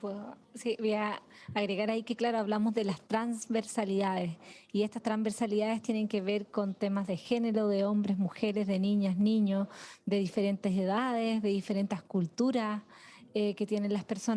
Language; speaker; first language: Spanish; native; Spanish